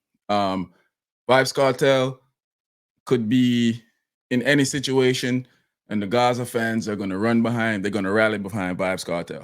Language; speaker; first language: English; native; English